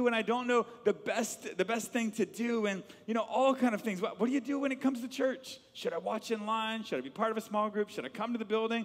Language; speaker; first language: English; native; English